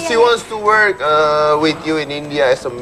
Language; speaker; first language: English; non-native, learner; Indonesian